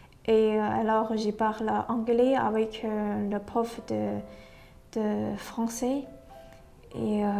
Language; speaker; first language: French; non-native, learner; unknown